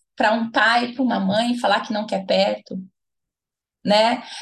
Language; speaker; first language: Portuguese; native; Portuguese